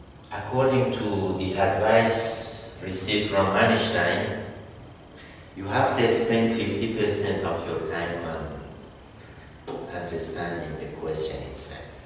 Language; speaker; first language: English; non-native, fluent; Persian